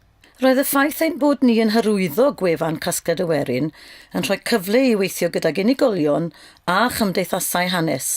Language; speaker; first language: Welsh; native; Welsh